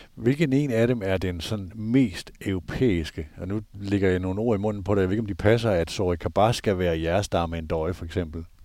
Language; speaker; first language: Danish; native; Danish